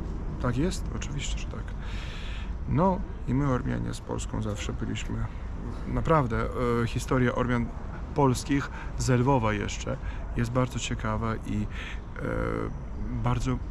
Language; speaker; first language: Polish; non-native, fluent; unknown